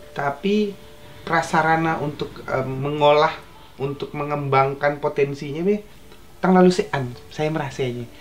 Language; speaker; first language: Indonesian; native; Indonesian